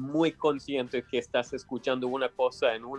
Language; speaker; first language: Spanish; non-native, fluent; English